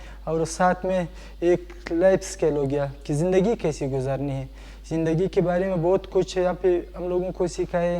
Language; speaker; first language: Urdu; non-native, local second language; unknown